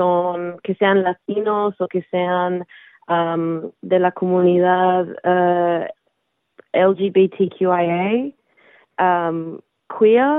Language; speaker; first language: Spanish; early bilingual, heritage; Spanish